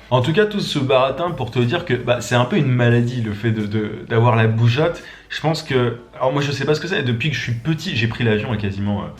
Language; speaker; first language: French; native; French